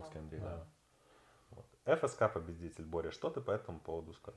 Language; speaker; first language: Russian; native; Russian